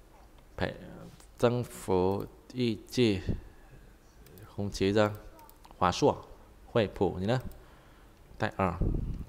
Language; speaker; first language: Chinese; non-native, fluent; Vietnamese